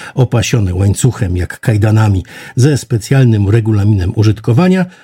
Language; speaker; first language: Polish; native; Polish